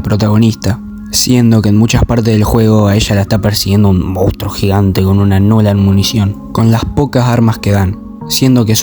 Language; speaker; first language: Spanish; native; Spanish